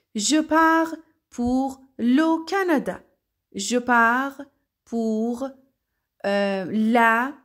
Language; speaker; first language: French; non-native, fluent; Persian